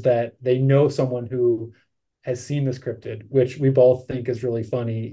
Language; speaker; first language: English; native; English